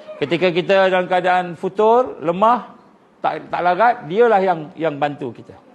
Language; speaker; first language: Malay; native; Malay